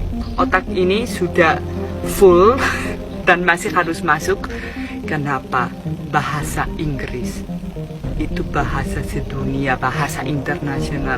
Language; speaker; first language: Indonesian; non-native, fluent; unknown